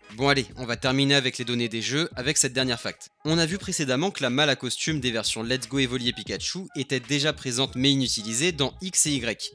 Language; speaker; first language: French; native; French